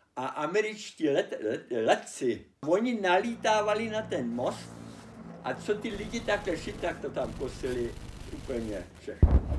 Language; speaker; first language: Czech; early bilingual, other home language; German